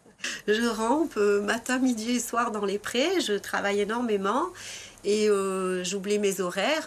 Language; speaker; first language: French; native; French